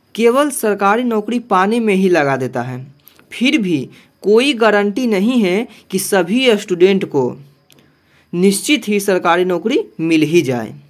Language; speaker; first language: Hindi; native; Hindi